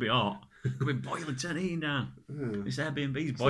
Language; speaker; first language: English; native; English